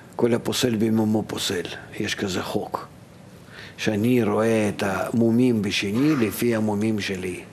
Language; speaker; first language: Hebrew; non-native, fluent; Russian